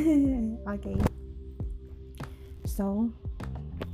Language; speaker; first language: English; non-native, learner; Indonesian